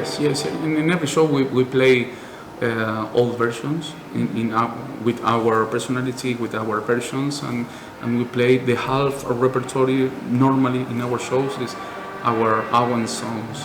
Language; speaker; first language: English; non-native, learner; Spanish